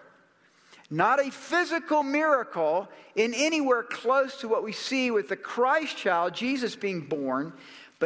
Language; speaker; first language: English; native; English